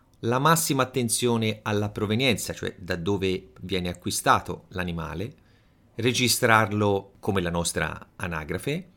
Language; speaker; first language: Italian; native; Italian